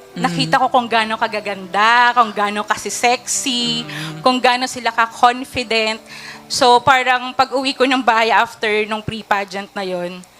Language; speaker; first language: Filipino; native; Filipino